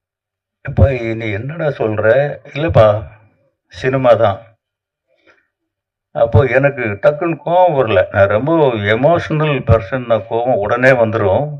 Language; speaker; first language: Tamil; native; Tamil